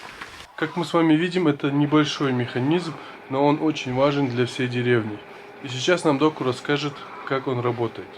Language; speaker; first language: Russian; non-native, local second language; Chechen